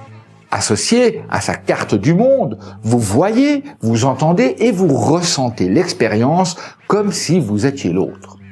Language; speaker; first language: French; native; French